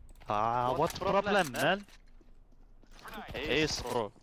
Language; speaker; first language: English; non-native, fluent; Icelandic